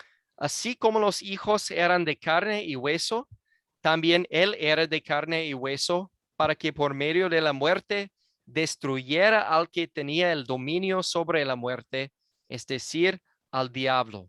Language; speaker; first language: Spanish; non-native, fluent; English